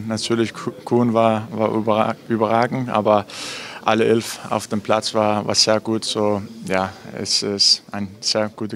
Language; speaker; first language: German; non-native, learner; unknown